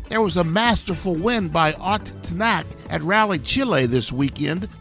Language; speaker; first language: English; native; English